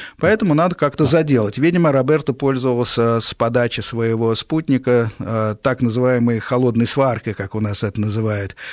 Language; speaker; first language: Russian; native; Russian